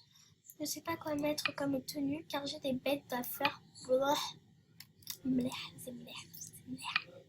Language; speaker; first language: French; native; French